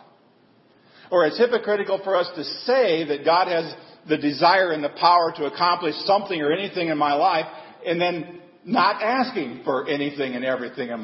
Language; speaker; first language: English; native; English